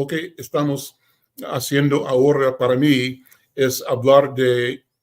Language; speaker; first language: Spanish; non-native, learner; English